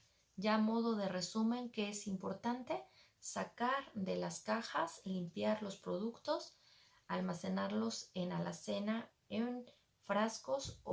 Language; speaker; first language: Spanish; native; Spanish